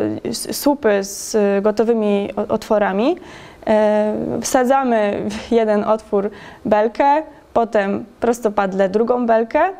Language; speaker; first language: Polish; native; Polish